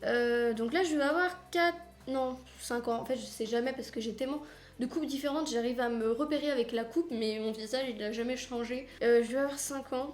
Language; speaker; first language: French; native; French